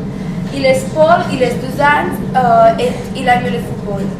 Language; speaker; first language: French; non-native, learner; Catalan